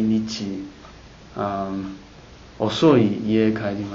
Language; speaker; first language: Japanese; non-native, learner; Chinese